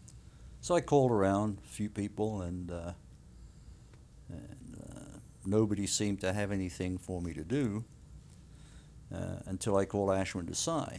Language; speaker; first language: English; native; English